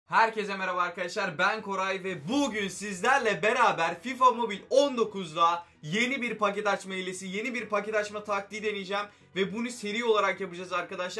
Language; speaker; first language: Turkish; native; Turkish